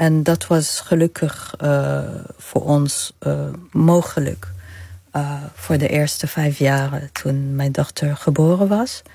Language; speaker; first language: Dutch; non-native, fluent; Arabic